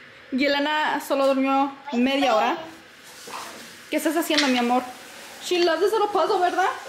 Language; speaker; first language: Spanish; early bilingual, heritage; Spanish